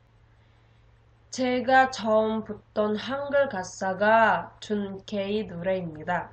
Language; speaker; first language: Korean; non-native, learner; Indonesian